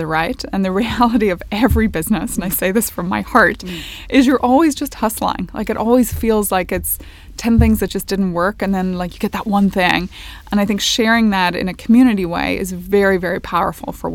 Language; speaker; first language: English; native; English